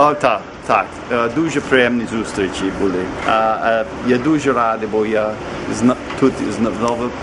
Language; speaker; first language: Ukrainian; non-native, learner; English